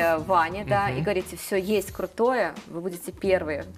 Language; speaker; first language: Russian; native; Russian